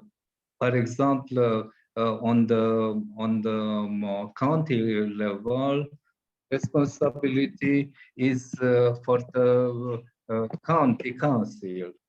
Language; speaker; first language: English; non-native, fluent; Hungarian